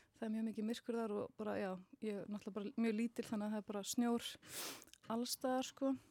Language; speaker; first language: Icelandic; early bilingual, heritage; Icelandic